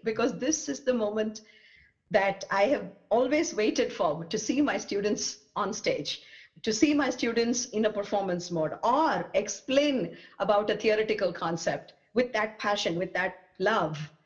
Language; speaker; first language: English; non-native, local second language; Tamil